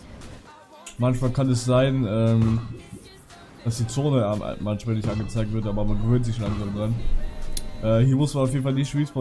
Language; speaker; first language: German; native; German